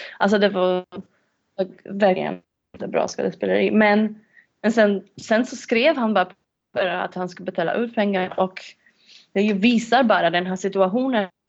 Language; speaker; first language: Swedish; non-native, fluent; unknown